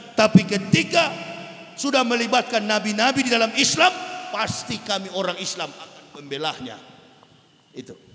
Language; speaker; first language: Indonesian; native; Indonesian